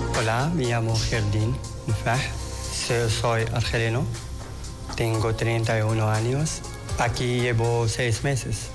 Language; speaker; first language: Spanish; non-native, learner; Arabic